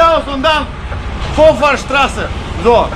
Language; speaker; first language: German; non-native, learner; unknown